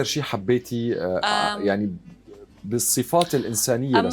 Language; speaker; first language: Arabic; native; Arabic